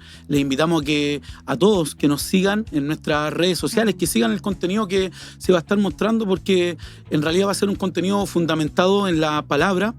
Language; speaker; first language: Spanish; native; Spanish